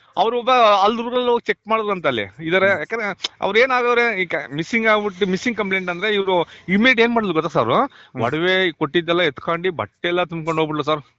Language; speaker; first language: Kannada; non-native, local second language; Marathi